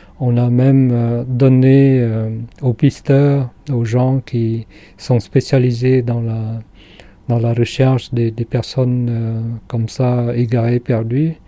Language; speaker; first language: French; non-native, fluent; Khmer